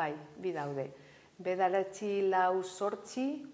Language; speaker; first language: Basque; non-native, local second language; Spanish